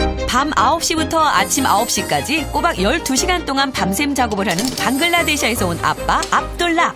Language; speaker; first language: Korean; native; Korean